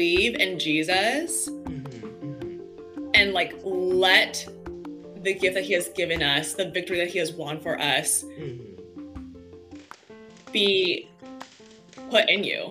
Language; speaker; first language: English; native; English